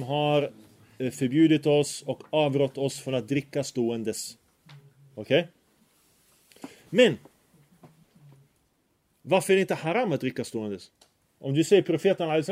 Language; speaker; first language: Swedish; early bilingual, other home language; Arabic